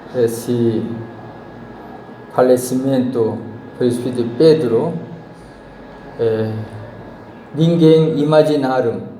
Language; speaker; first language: Portuguese; non-native, learner; Korean